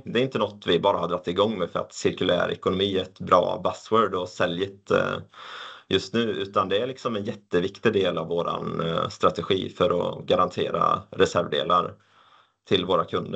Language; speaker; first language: Swedish; native; Swedish